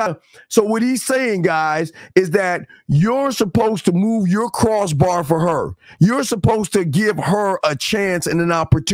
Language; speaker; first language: English; native; English